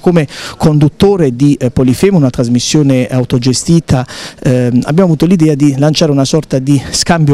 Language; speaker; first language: Italian; native; Italian